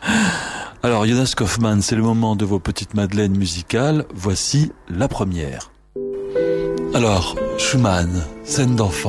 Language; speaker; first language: French; native; French